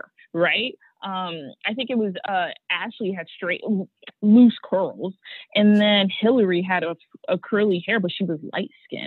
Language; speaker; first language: English; native; English